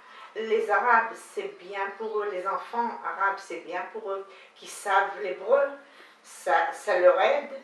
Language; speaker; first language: French; non-native, learner; Hebrew